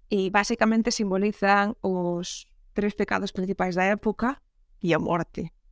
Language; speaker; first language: Galician; native; Galician